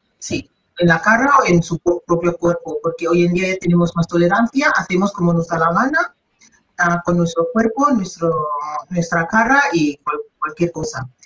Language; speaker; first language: Spanish; non-native, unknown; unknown